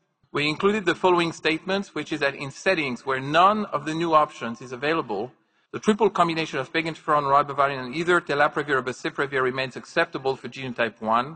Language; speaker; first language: English; non-native, fluent; French